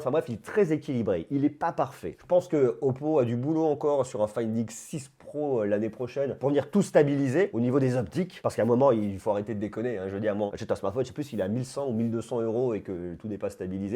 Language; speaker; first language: French; native; French